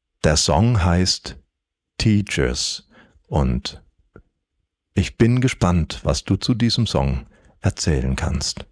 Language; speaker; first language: German; native; German